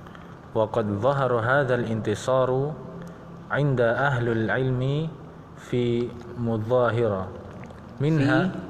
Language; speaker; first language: Arabic; non-native, learner; Indonesian